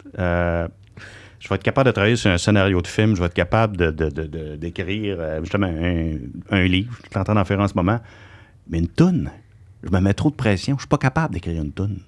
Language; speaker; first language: French; native; French